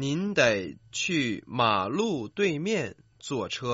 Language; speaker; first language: Chinese; non-native, learner; Croatian